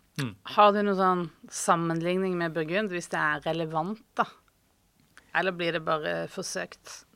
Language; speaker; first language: Norwegian; native; Norwegian